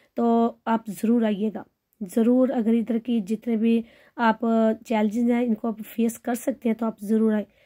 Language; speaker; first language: Urdu; non-native, local second language; Punjabi